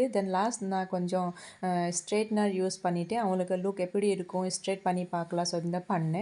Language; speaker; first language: Tamil; non-native, fluent; Assamese